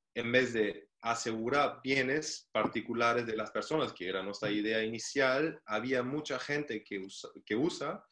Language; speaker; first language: Spanish; non-native, fluent; German